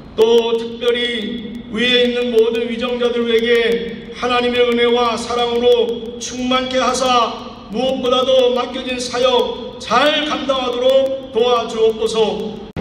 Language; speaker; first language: Korean; native; Korean